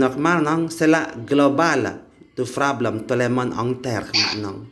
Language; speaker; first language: French; non-native, learner; Indonesian